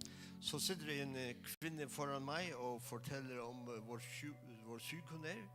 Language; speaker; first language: Danish; non-native, local second language; Faroese